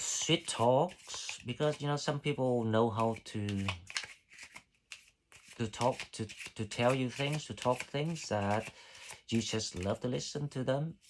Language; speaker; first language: English; non-native, fluent; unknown